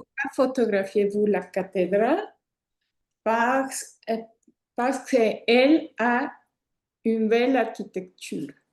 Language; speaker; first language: French; non-native, learner; Spanish